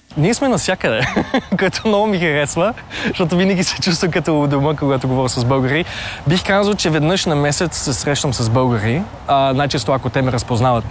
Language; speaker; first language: Bulgarian; early bilingual, heritage; Bulgarian